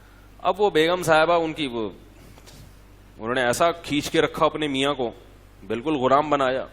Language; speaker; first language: Urdu; native; Urdu